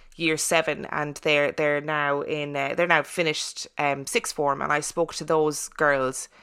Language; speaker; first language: English; native; English